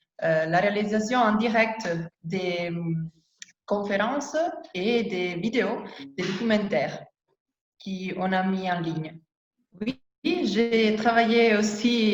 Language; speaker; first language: French; non-native, fluent; Italian